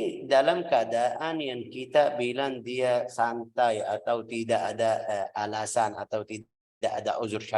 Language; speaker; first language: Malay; non-native, fluent; Arabic